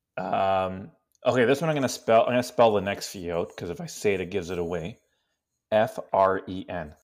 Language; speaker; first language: English; non-native, fluent; Spanish